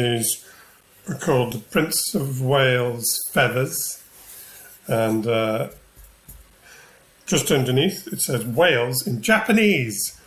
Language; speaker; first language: English; native; English